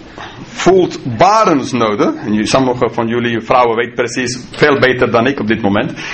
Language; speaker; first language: Dutch; non-native, fluent; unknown